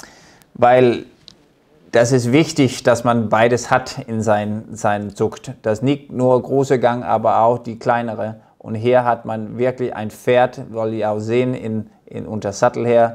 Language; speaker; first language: German; non-native, fluent; Danish